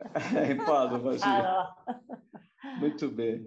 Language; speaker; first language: Spanish; non-native, learner; Portuguese